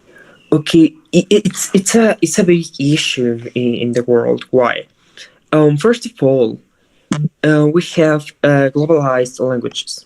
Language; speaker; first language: English; non-native, fluent; Spanish